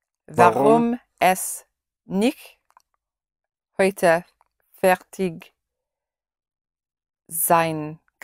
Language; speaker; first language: German; non-native, learner; English